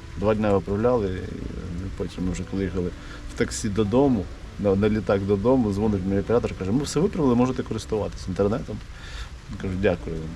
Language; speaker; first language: Ukrainian; non-native, local second language; Russian